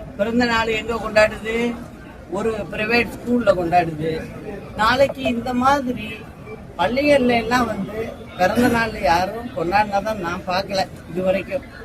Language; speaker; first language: Tamil; native; Tamil